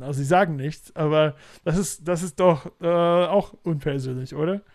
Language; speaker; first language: German; non-native, fluent; English